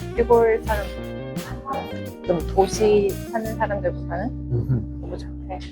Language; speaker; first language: Korean; non-native, fluent; Mongolian